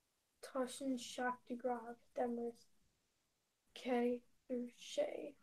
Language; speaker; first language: Irish; non-native, learner; English